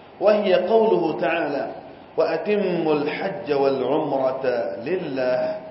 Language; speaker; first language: Arabic; non-native, fluent; Gujarati